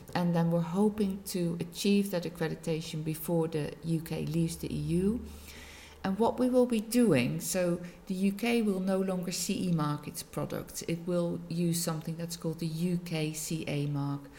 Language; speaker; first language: English; non-native, fluent; Dutch